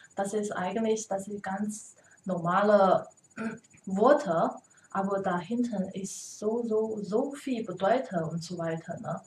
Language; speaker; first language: German; non-native, learner; Chinese